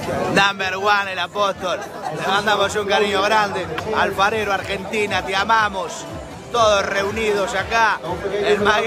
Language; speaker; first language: Spanish; native; Spanish